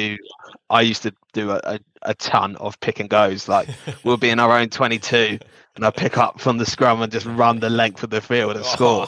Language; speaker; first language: English; native; English